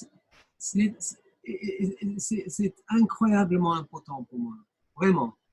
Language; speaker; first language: French; non-native, fluent; English